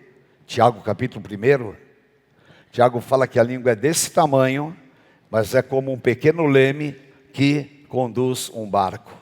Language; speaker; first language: Portuguese; native; Portuguese